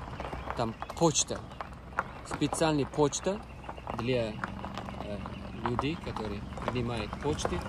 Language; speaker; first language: Russian; non-native, learner; Uzbek